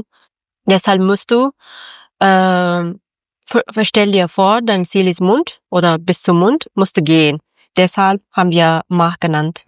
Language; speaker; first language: German; non-native, learner; Persian